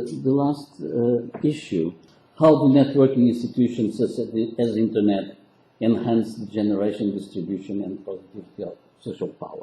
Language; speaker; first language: English; non-native, local second language; Portuguese